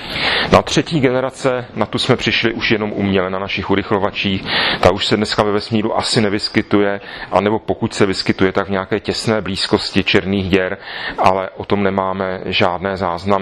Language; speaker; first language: Czech; native; Czech